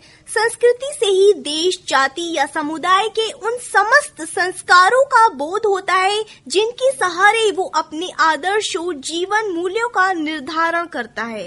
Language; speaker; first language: Hindi; native; Hindi